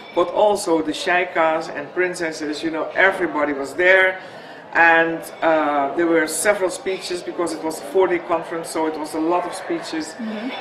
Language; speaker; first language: English; non-native, fluent; Dutch